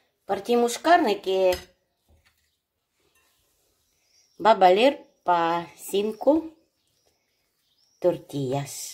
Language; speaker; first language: Spanish; non-native, learner; Ukrainian